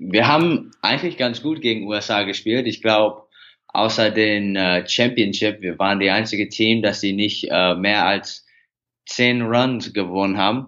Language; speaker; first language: German; early bilingual, heritage; English